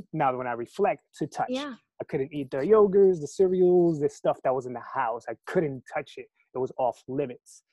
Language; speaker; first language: English; early bilingual, other home language; Spanish